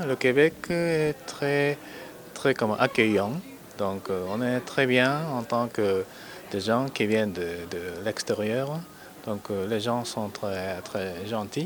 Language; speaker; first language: French; non-native, fluent; Japanese